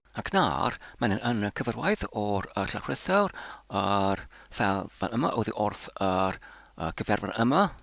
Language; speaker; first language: Welsh; non-native, learner; Polish